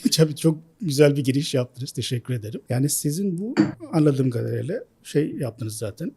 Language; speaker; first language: Turkish; non-native, fluent; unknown